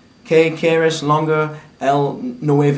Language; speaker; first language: Spanish; non-native, learner; English